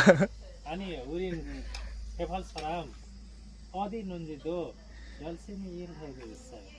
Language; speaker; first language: Korean; non-native, learner; Nepali